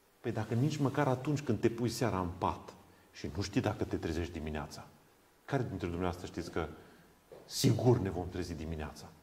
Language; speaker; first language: Romanian; non-native, local second language; Hungarian